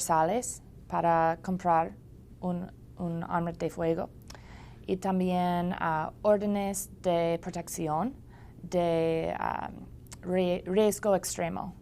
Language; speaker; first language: Spanish; non-native, learner; English